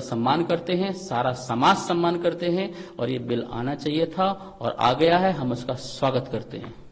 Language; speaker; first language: Hindi; native; Hindi